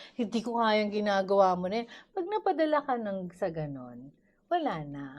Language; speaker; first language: Filipino; native; Filipino